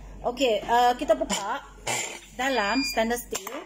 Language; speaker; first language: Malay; non-native, local second language; Min Nan Chinese